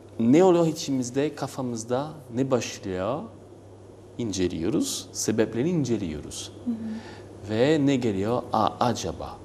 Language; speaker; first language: Turkish; non-native, learner; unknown